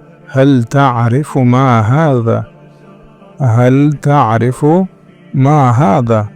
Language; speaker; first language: Arabic; non-native, fluent; Urdu